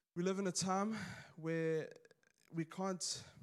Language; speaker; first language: English; native; English